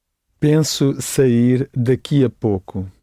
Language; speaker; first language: Portuguese; non-native, learner; English